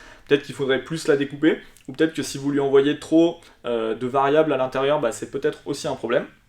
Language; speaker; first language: French; native; French